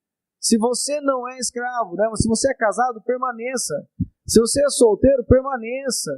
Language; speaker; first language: Portuguese; native; Portuguese